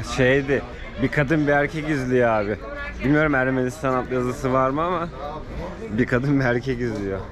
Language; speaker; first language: Turkish; native; Turkish